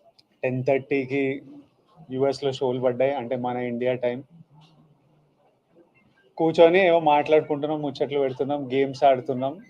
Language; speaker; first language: Telugu; native; Telugu